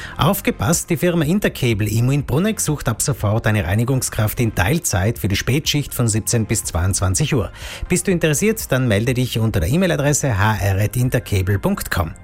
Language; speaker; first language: German; native; German